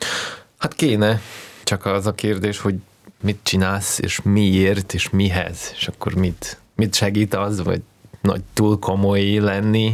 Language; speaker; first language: Hungarian; early bilingual, heritage; Hungarian